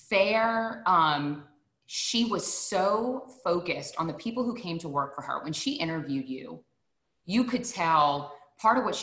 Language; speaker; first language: English; native; English